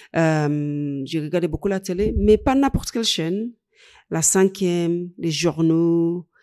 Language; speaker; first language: French; non-native, fluent; English